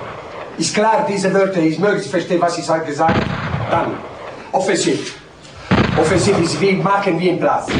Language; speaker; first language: German; non-native, learner; Italian